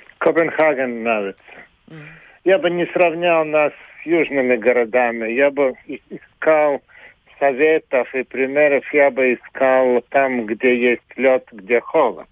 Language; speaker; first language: Russian; non-native, local second language; Latvian